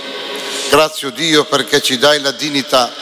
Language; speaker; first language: Italian; native; Italian